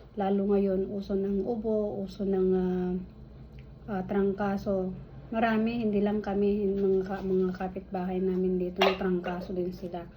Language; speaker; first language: Filipino; non-native, local second language; Iloko